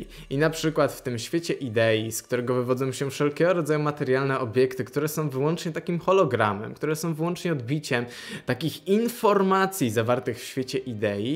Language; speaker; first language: Polish; native; Polish